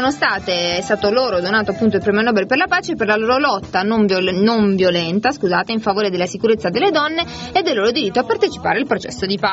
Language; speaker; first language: Italian; native; Italian